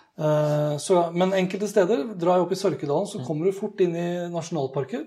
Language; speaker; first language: Norwegian; native; Norwegian